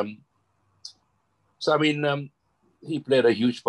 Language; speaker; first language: English; non-native, local second language; Gujarati